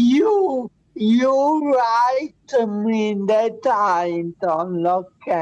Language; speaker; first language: English; non-native, learner; Italian